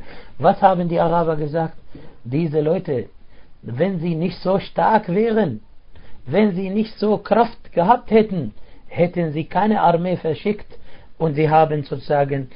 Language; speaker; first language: German; non-native, fluent; Arabic